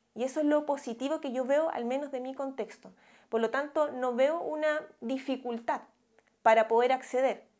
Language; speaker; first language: Spanish; native; Spanish